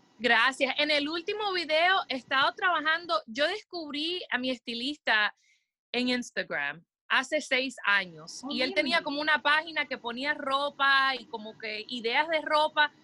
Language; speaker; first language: Spanish; early bilingual, heritage; Spanish